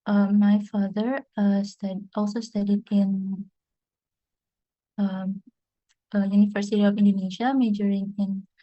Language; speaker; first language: English; non-native, fluent; Indonesian